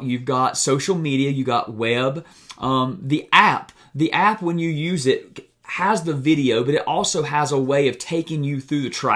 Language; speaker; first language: English; native; English